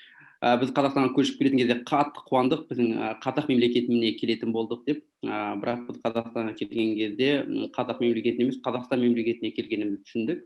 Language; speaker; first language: Kazakh; early bilingual, heritage; Kazakh